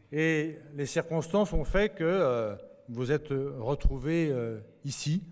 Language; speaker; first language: French; native; French